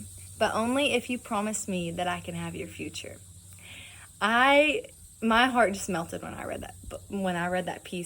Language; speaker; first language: English; native; English